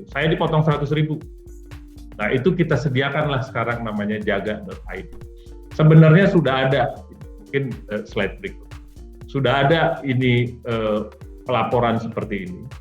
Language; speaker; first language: Indonesian; native; Indonesian